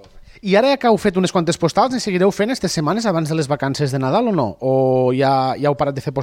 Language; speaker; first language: Catalan; native; Catalan